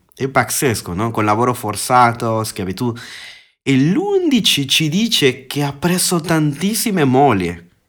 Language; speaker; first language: Italian; non-native, fluent; Spanish